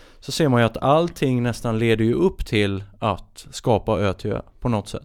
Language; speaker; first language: Swedish; native; Swedish